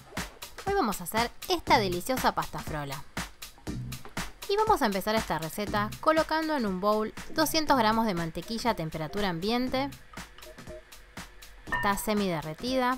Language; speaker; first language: Spanish; native; Spanish